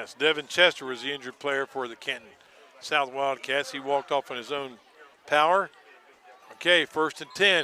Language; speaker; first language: English; native; English